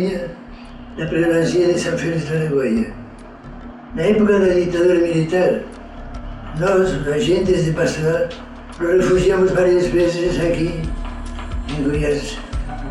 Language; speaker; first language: Portuguese; native; Portuguese